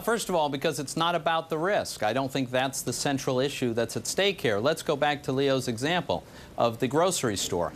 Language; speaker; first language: English; native; English